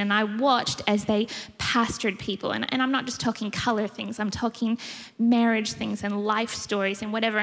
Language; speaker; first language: English; native; English